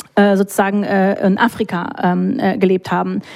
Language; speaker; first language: German; non-native, fluent; English